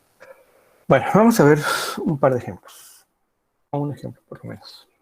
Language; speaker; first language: Spanish; native; Spanish